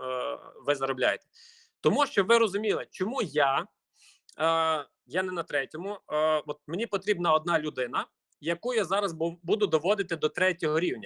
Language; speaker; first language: Ukrainian; native; Ukrainian